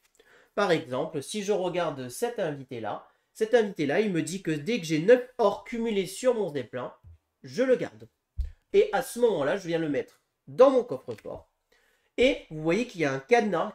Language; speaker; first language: French; native; French